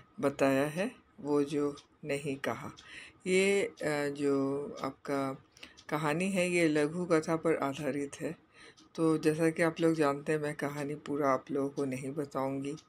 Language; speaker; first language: Hindi; non-native, local second language; Bangla